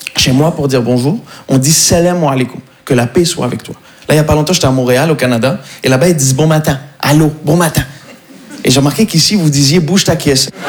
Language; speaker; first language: French; non-native, local second language; Arabic